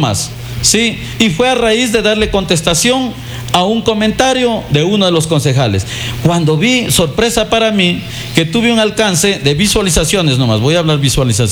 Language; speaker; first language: Spanish; native; Spanish